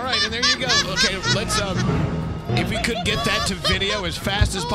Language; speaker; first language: English; native; English